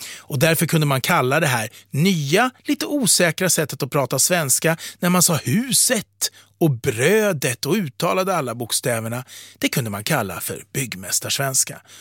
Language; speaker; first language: Swedish; native; Swedish